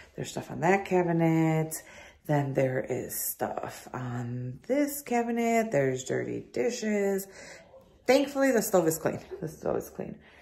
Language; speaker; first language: English; early bilingual, other home language; Spanish